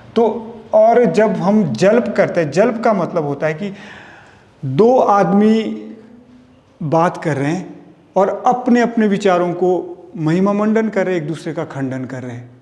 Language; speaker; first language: Hindi; native; Hindi